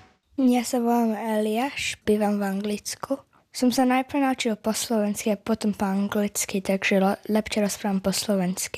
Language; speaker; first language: Slovak; early bilingual, heritage; Slovak